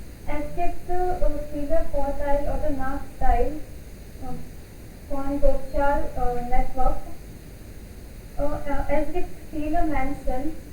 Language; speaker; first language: German; non-native, learner; Hindi